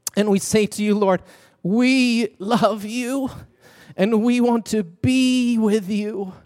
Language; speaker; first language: English; non-native, fluent; Swedish